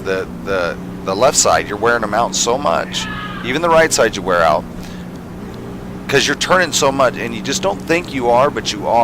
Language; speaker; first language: English; native; English